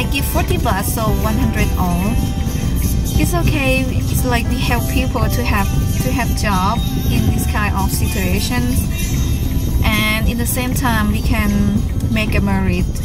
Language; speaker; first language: English; non-native, fluent; Filipino